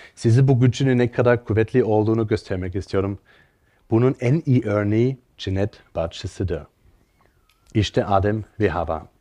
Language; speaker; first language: Turkish; non-native, fluent; German